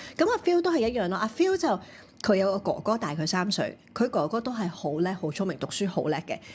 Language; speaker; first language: Cantonese; early bilingual, heritage; Cantonese